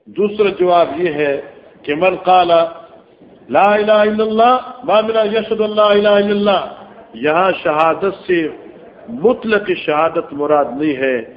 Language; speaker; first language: Urdu; non-native, local second language; Northern Hindko